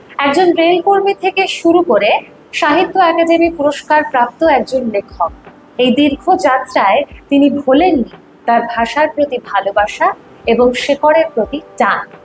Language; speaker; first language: Bangla; native; Bangla